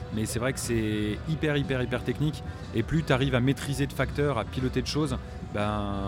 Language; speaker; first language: French; native; French